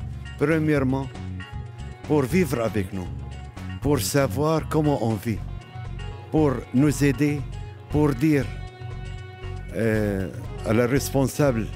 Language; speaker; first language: French; non-native, local second language; Arabic